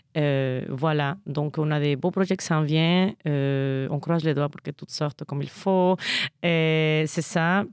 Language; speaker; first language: French; non-native, fluent; Spanish